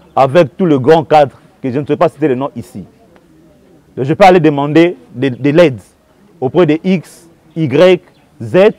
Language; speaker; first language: French; non-native, local second language; Lingala